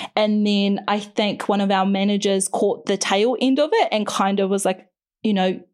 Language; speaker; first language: English; native; English